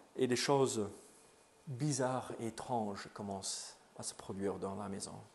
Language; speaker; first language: French; non-native, fluent; English